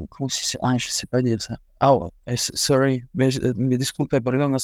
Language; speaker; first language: Spanish; non-native, learner; French